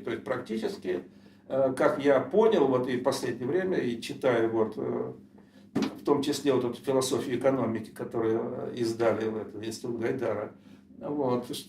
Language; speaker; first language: Russian; native; Russian